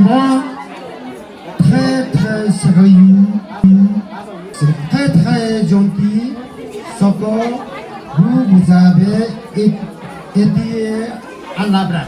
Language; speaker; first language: French; non-native, learner; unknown